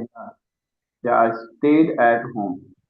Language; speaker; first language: English; non-native, learner; Urdu